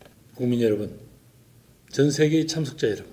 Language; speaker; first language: Korean; native; Korean